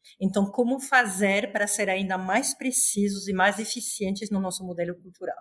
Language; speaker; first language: Portuguese; non-native, fluent; Spanish